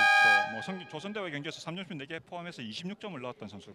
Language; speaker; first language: Korean; native; Korean